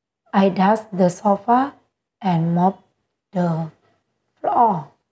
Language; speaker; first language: English; non-native, fluent; Indonesian